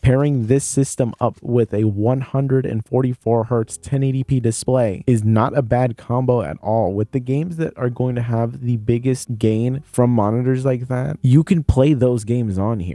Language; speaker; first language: English; native; English